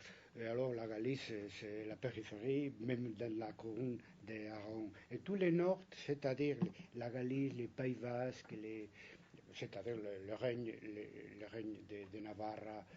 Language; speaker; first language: French; non-native, fluent; Spanish